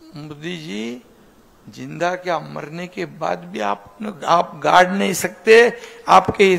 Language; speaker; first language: Hindi; non-native, local second language; Marathi